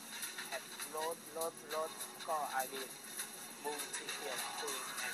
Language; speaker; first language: Thai; non-native, learner; Korean